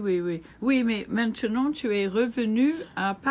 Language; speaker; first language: French; non-native, learner; English